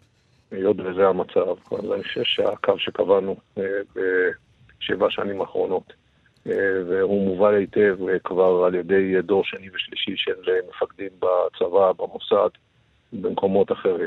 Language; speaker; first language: Hebrew; native; Hebrew